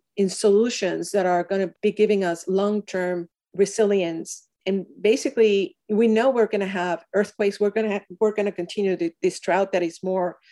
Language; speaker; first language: English; non-native, fluent; Spanish